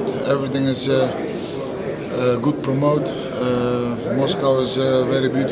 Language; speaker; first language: English; non-native, learner; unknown